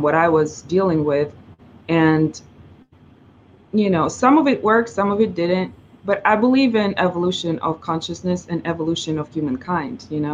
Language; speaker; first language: English; non-native, fluent; Russian